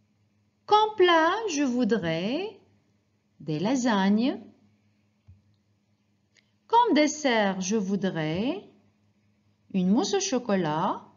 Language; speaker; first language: French; non-native, fluent; Arabic